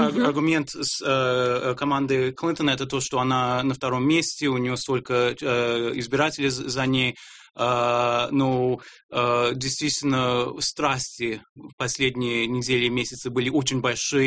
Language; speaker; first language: Russian; non-native, fluent; English